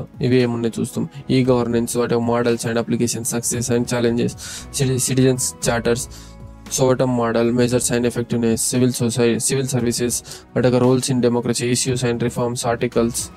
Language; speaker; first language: Telugu; native; Telugu